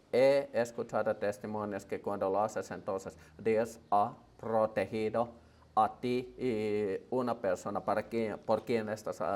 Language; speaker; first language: Spanish; non-native, learner; Finnish